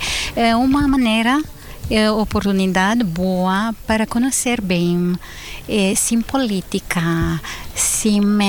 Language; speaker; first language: Portuguese; non-native, learner; Hebrew